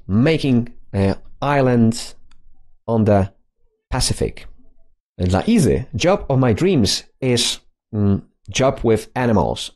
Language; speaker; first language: English; non-native, fluent; Polish